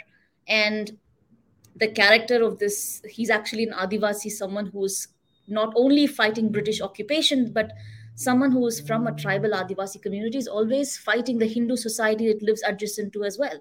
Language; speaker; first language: English; non-native, local second language; Tamil